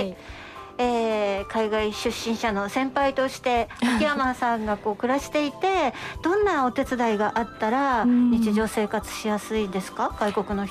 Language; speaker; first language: Japanese; native; Japanese